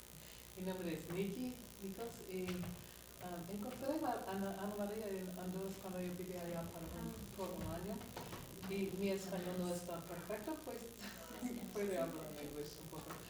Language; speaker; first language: Spanish; non-native, learner; English